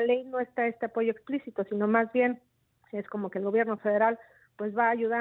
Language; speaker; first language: Spanish; native; Spanish